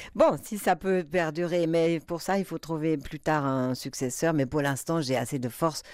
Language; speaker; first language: French; non-native, fluent; German